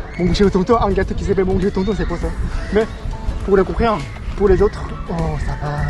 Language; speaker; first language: French; non-native, learner; Korean